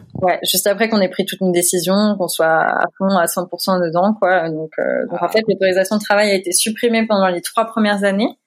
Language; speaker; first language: French; native; French